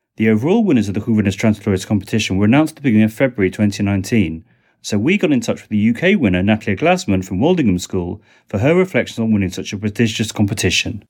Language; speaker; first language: English; native; English